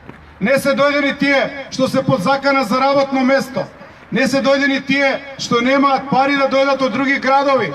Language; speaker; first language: Macedonian; native; Macedonian